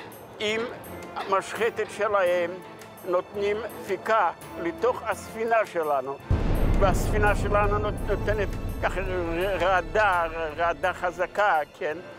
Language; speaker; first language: Hebrew; non-native, fluent; Yiddish